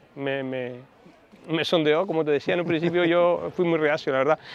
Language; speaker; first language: Spanish; native; Spanish